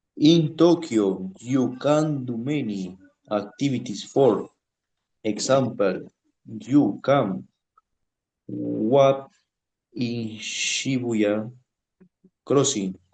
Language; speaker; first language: English; non-native, learner; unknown